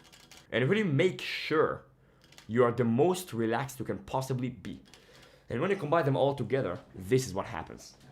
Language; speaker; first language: English; non-native, fluent; Hebrew